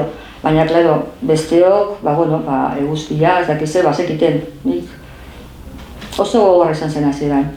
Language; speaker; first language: Basque; non-native, local second language; Spanish